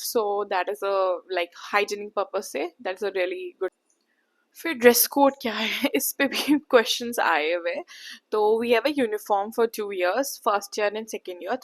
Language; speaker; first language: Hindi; non-native, local second language; Assamese